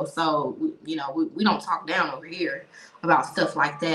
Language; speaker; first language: English; native; English